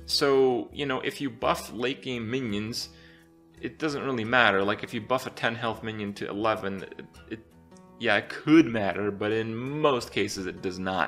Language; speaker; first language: English; non-native, fluent; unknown